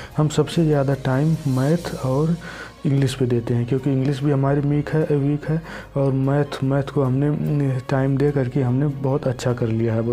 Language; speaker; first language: Hindi; native; Hindi